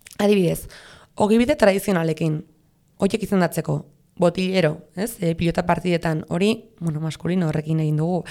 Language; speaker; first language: Basque; non-native, local second language; Spanish